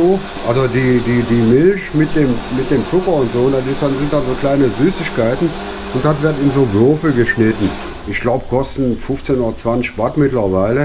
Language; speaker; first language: German; native; German